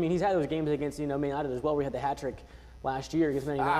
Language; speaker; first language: English; native; English